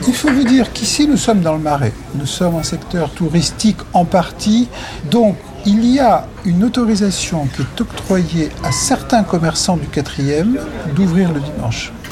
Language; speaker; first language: French; native; French